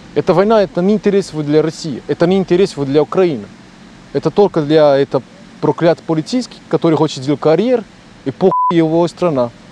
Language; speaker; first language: Russian; non-native, learner; Portuguese